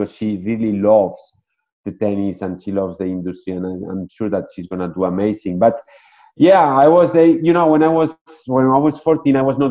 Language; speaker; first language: English; non-native, fluent; Spanish